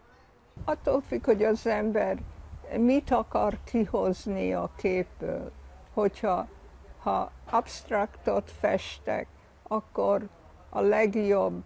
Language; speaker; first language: Hungarian; early bilingual, heritage; Hungarian